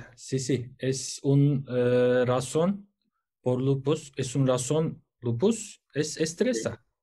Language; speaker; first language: Spanish; non-native, learner; Turkish